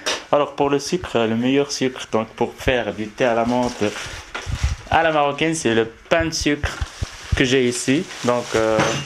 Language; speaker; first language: French; non-native, local second language; Arabic